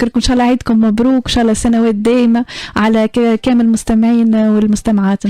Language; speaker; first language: Arabic; native; Arabic